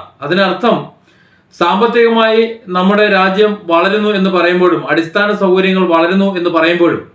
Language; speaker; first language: Malayalam; native; Malayalam